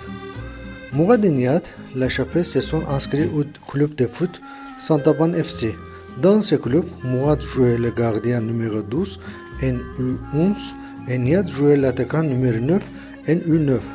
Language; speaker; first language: French; non-native, learner; Azerbaijani